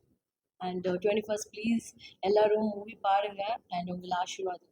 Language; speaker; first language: Tamil; non-native, fluent; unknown